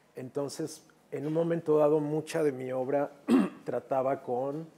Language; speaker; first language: Spanish; native; Spanish